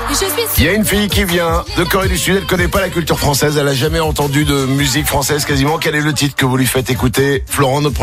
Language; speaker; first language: French; native; French